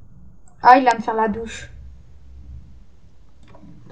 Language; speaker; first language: French; native; French